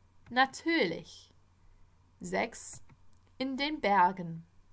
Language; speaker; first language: German; non-native, fluent; English